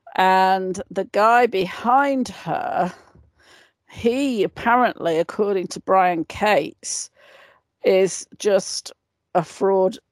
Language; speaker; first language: English; native; English